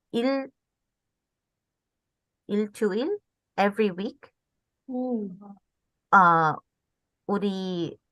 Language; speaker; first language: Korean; non-native, learner; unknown